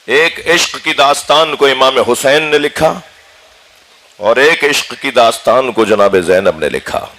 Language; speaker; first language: Urdu; native; Urdu